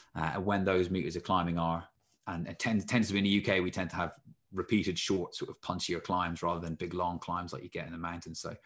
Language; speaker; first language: English; native; English